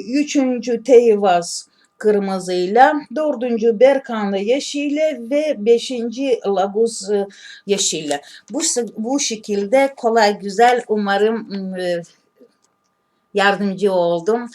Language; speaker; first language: Turkish; non-native, learner; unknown